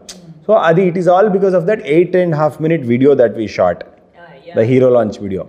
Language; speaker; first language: Telugu; non-native, learner; Kannada